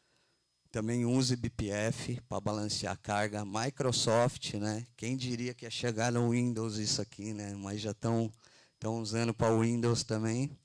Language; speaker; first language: Portuguese; native; Portuguese